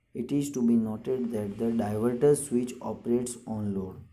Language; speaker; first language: English; non-native, local second language; Gujarati